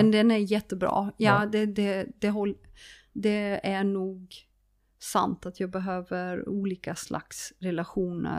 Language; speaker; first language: Swedish; non-native, fluent; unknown